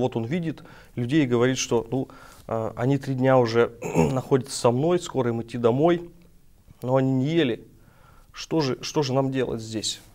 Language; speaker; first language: Russian; native; Russian